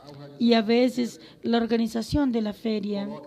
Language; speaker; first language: Spanish; non-native, fluent; Portuguese